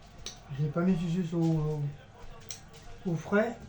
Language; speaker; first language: French; native; French